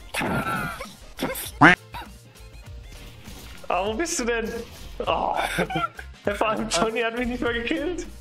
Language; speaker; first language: German; native; German